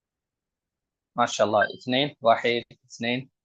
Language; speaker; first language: Arabic; non-native, fluent; Urdu